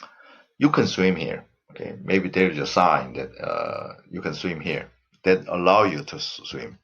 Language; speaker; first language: English; non-native, fluent; Korean